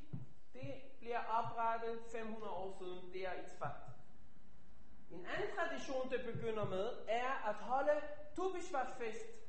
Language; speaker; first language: Danish; non-native, fluent; Hebrew